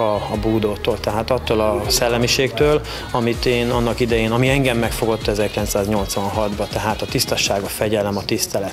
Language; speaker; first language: Hungarian; native; Hungarian